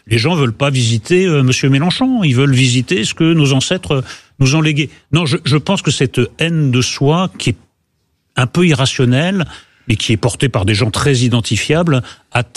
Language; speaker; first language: French; native; French